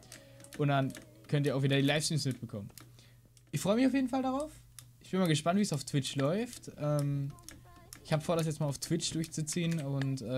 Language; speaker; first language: German; native; German